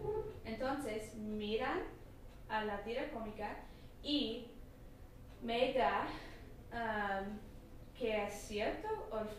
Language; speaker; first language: Spanish; non-native, learner; English